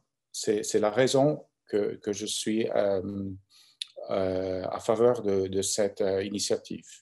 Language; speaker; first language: French; non-native, local second language; German